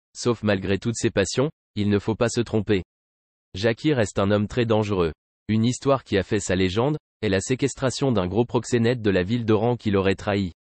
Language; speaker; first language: French; native; French